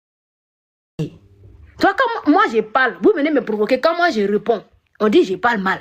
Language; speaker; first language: French; non-native, local second language; Dyula